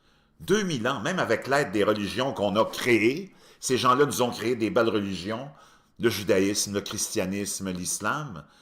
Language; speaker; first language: French; native; French